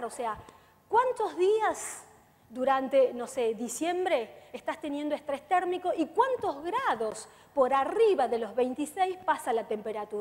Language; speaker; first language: Spanish; native; Spanish